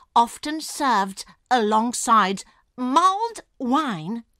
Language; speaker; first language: English; non-native, fluent; Romanian